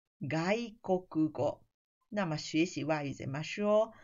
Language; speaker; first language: Chinese; non-native, fluent; Japanese